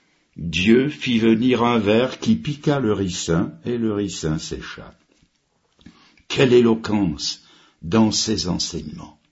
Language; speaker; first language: French; native; French